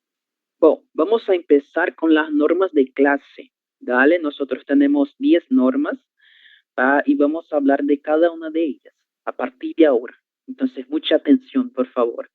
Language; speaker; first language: Spanish; non-native, learner; Portuguese